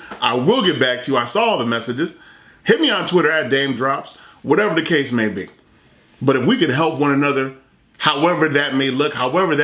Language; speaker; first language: English; native; English